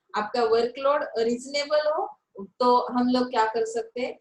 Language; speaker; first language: Hindi; non-native, local second language; Marathi